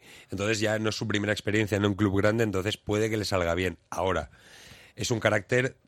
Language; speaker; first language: Spanish; native; Spanish